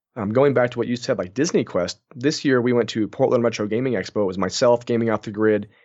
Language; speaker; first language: English; native; English